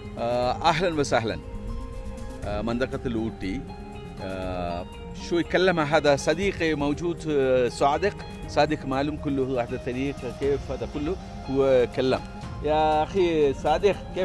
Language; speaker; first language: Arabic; non-native, learner; Malayalam